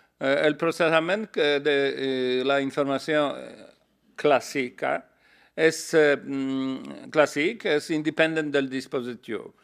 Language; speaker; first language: Catalan; non-native, learner; Polish